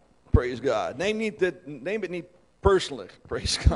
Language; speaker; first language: Dutch; non-native, learner; English